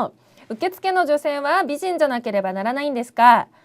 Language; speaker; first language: Japanese; non-native, fluent; Korean